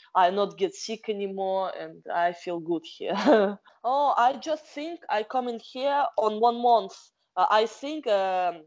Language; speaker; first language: English; non-native, learner; Kazakh